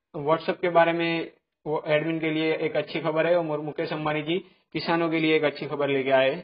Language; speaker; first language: Hindi; non-native, local second language; Gujarati